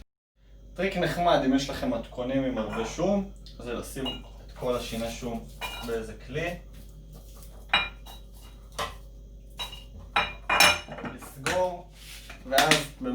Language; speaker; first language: Hebrew; native; Hebrew